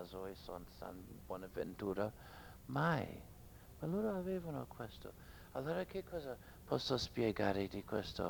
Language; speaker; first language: Italian; non-native, fluent; English